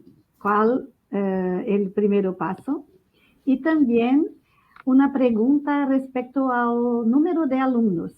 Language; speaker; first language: Spanish; non-native, fluent; Portuguese